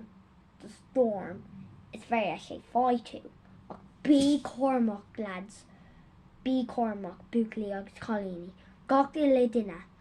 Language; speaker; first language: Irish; non-native, local second language; English